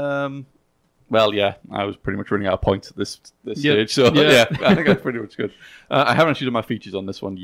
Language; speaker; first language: English; native; English